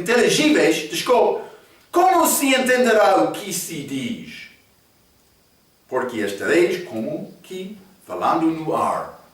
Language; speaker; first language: Portuguese; non-native, learner; English